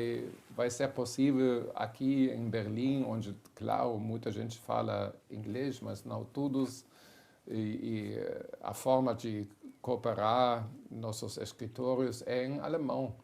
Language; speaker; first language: Portuguese; non-native, fluent; German